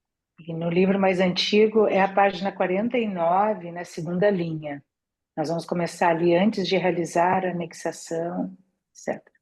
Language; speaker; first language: Portuguese; native; Portuguese